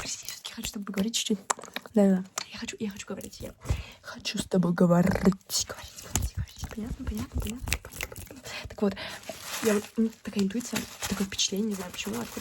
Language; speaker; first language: Russian; early bilingual, heritage; Russian